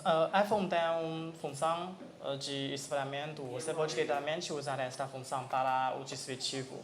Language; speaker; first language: Portuguese; non-native, fluent; Chinese